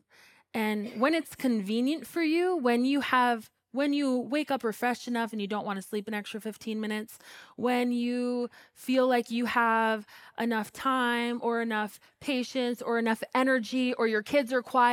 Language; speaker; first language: English; native; English